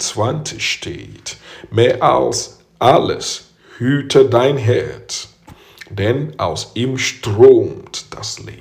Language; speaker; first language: German; non-native, fluent; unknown